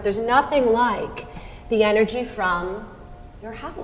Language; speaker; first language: English; native; English